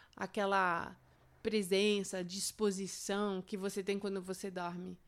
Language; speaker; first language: Portuguese; non-native, fluent; French